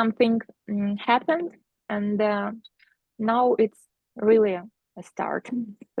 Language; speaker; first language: English; non-native, fluent; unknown